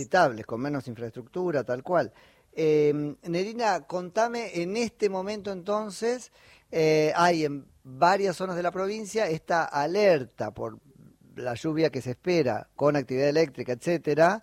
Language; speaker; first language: Spanish; native; Spanish